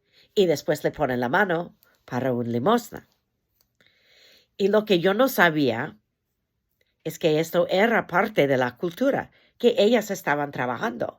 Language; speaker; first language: Spanish; non-native, fluent; English